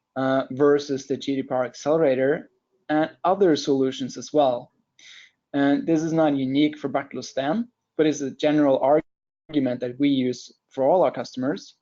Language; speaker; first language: English; non-native, fluent; Norwegian